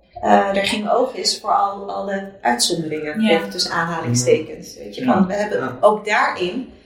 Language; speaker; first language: Dutch; native; Dutch